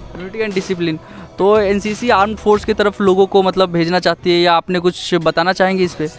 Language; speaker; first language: Hindi; native; Hindi